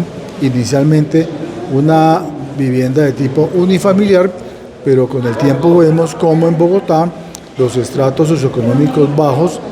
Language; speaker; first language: Spanish; native; Spanish